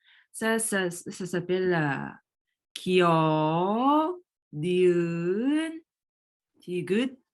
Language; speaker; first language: French; early bilingual, other home language; Korean